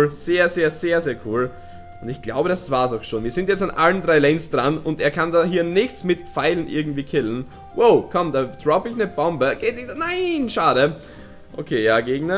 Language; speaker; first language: German; native; German